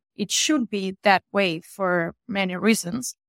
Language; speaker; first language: English; non-native, fluent; Ukrainian